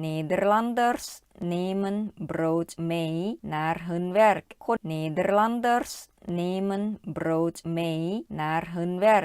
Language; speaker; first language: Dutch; non-native, learner; Thai